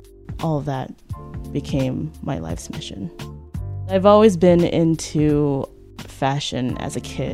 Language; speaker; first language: English; native; English